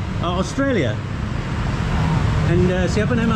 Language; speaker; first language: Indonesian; non-native, learner; English